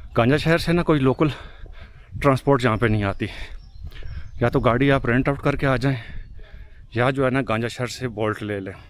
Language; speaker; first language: Urdu; non-native, local second language; Punjabi